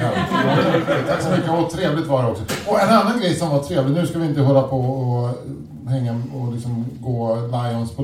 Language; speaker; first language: Swedish; native; Swedish